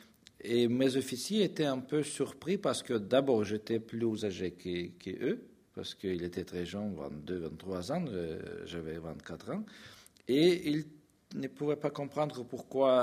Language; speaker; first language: French; non-native, fluent; Russian